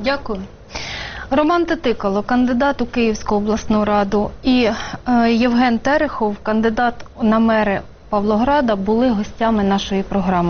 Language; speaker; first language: Ukrainian; native; Ukrainian